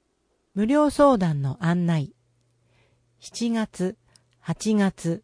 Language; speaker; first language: Japanese; native; Japanese